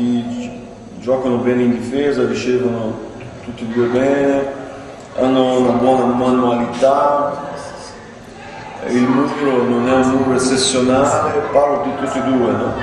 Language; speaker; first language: Italian; non-native, fluent; Portuguese